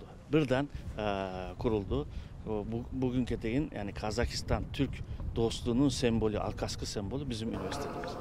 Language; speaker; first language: Turkish; non-native, learner; Kazakh